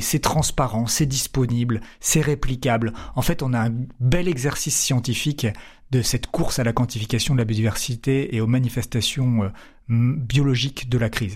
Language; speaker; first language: French; native; French